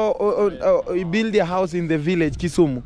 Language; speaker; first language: English; non-native, learner; Swahili